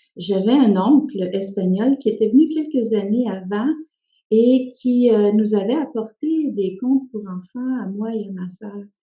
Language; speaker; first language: French; early bilingual, other home language; Spanish